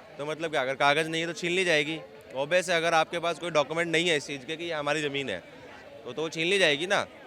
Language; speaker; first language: Hindi; native; Hindi